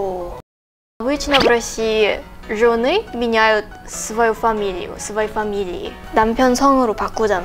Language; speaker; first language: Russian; non-native, learner; Korean